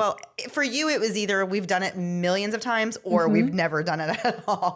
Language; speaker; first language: English; native; English